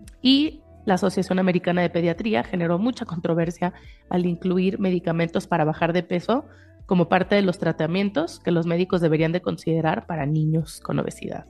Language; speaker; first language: Spanish; native; Spanish